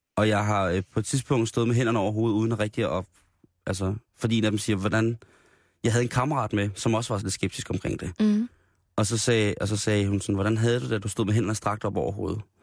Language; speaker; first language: Danish; native; Danish